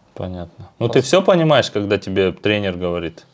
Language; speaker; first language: Russian; native; Russian